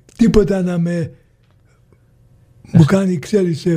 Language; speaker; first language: Greek; early bilingual, heritage; Greek